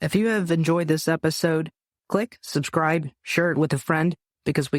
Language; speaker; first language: English; native; English